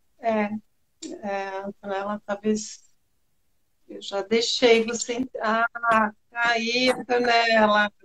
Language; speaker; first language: Portuguese; native; Portuguese